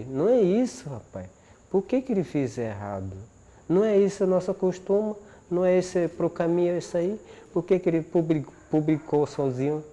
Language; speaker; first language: Portuguese; non-native, local second language; Yanomámi